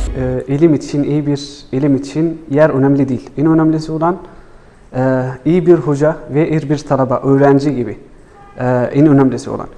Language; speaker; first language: Turkish; non-native, learner; Arabic